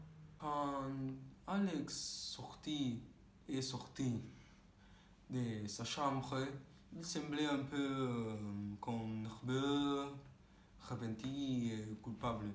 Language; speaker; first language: French; non-native, learner; Spanish